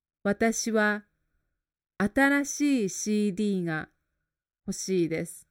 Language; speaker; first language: Japanese; non-native, learner; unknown